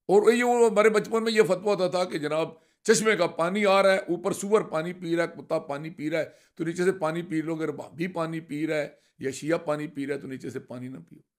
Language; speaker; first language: Urdu; non-native, local second language; Punjabi